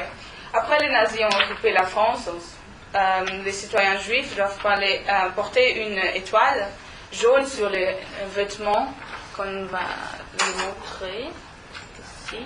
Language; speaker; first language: French; non-native, learner; German